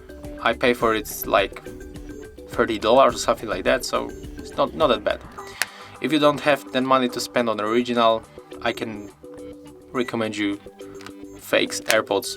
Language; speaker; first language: English; non-native, fluent; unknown